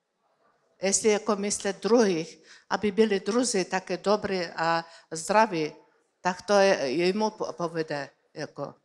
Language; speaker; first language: Czech; non-native, learner; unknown